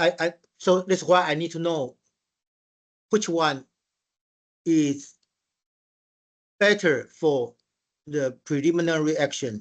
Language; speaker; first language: English; non-native, fluent; Chinese